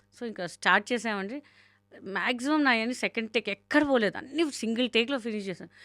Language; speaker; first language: Telugu; non-native, local second language; Hindi